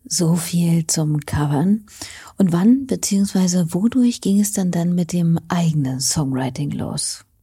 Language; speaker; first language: German; native; German